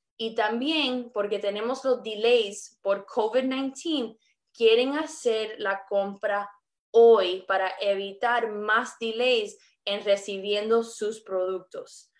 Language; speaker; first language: Spanish; early bilingual, heritage; English